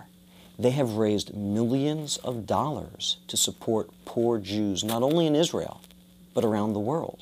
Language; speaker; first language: English; native; English